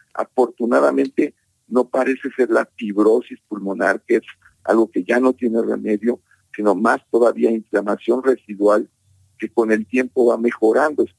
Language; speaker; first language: Spanish; native; Spanish